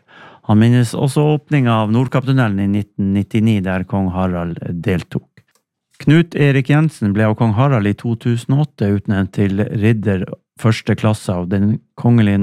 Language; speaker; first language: Norwegian; native; Norwegian